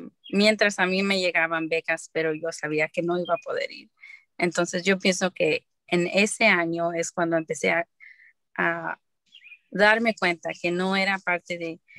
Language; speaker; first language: Spanish; early bilingual, heritage; Spanish